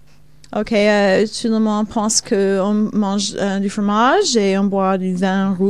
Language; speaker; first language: French; non-native, fluent; Swedish